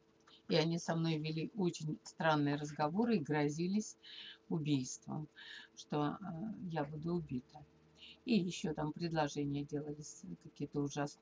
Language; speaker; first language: Russian; native; Russian